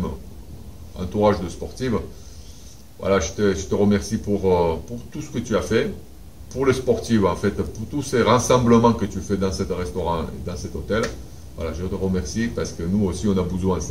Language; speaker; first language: French; non-native, fluent; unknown